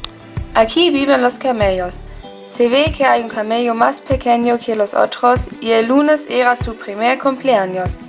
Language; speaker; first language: Spanish; non-native, learner; German